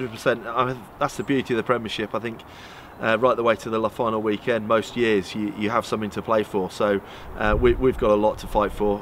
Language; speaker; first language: English; native; English